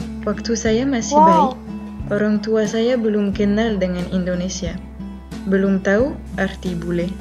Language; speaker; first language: Indonesian; non-native, fluent; French